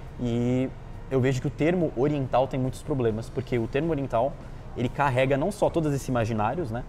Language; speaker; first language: Portuguese; early bilingual, other home language; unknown